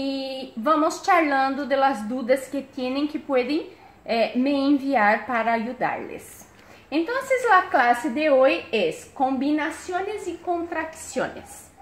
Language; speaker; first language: Spanish; non-native, fluent; Portuguese